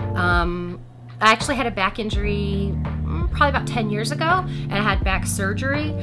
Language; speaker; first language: English; native; English